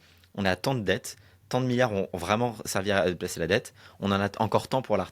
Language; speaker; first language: French; native; French